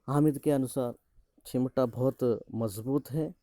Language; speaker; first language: Hindi; non-native, local second language; Malayalam